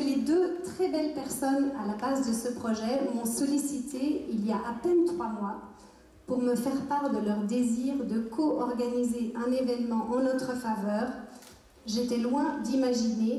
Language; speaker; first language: French; native; French